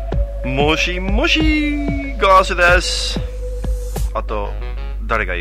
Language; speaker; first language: Japanese; non-native, fluent; English